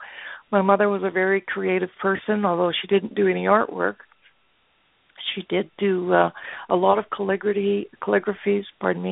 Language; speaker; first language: English; native; English